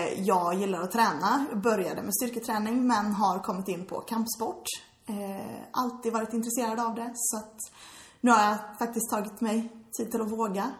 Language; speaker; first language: Swedish; early bilingual, heritage; English